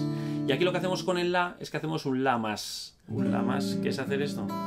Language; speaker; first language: Spanish; native; Spanish